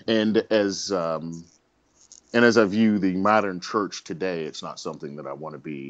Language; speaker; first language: English; native; English